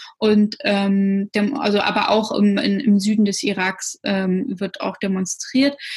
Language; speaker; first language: German; early bilingual, other home language; Russian